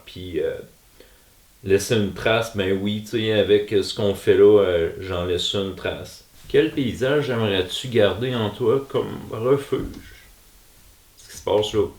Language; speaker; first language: French; native; French